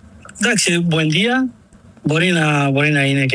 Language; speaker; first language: Greek; non-native, learner; Spanish